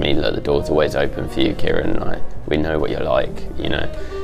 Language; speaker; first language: English; native; English